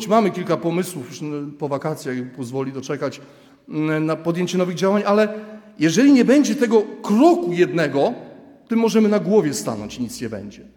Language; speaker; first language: Polish; native; Polish